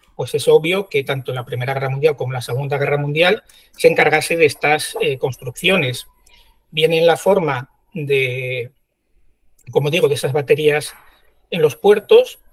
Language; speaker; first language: Spanish; native; Spanish